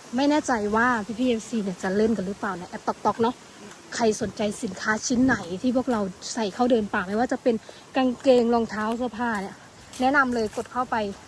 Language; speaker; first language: Thai; native; Thai